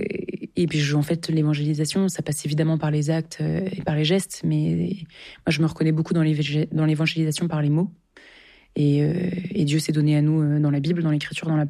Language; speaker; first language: French; native; French